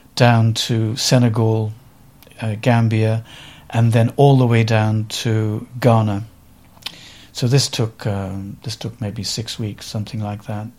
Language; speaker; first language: English; native; English